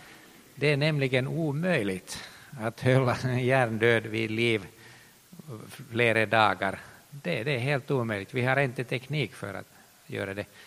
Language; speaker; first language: Swedish; non-native, local second language; Finnish